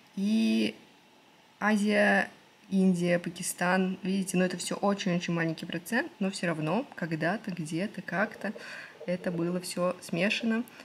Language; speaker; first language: Russian; native; Russian